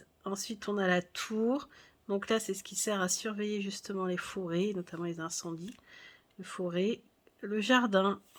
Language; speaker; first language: French; native; French